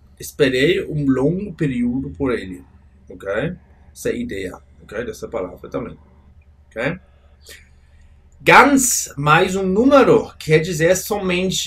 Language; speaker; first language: Portuguese; non-native, fluent; German